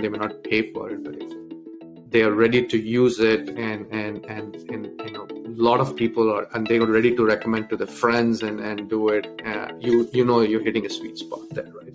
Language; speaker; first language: English; non-native, local second language; Tamil